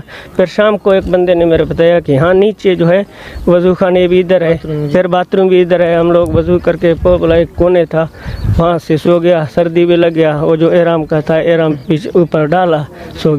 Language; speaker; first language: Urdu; non-native, local second language; Baluchi